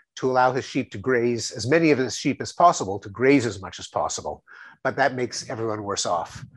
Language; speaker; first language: English; native; English